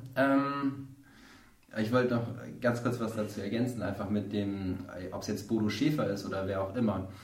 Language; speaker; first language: German; native; German